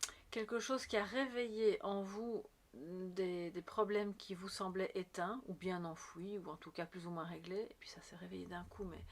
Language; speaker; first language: French; native; French